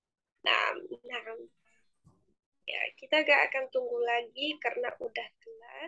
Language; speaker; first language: Indonesian; non-native, fluent; Arabic